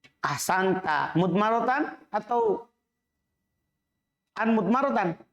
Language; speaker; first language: Arabic; non-native, fluent; Indonesian